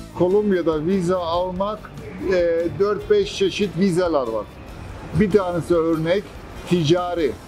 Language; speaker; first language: Turkish; early bilingual, heritage; Turkish